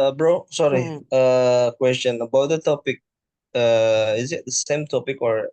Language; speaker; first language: English; non-native, learner; Indonesian